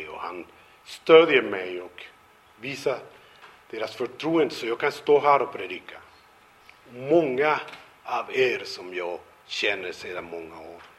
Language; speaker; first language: Swedish; non-native, fluent; Spanish